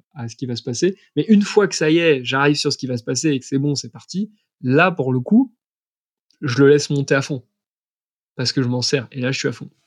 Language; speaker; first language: French; native; French